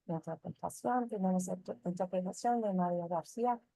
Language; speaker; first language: Spanish; non-native, learner; English